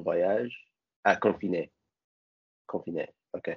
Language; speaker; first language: French; non-native, learner; English